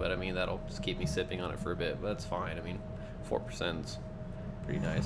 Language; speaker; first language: English; native; English